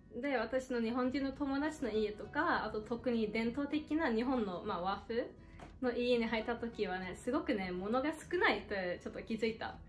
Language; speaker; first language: Japanese; non-native, fluent; Swedish